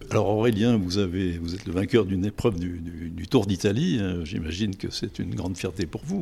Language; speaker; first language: French; native; French